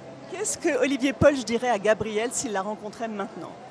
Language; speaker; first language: French; native; French